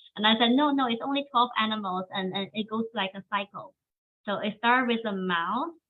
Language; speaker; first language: English; non-native, fluent; Chinese